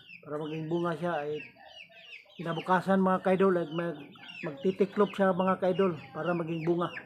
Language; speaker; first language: Filipino; non-native, local second language; Cebuano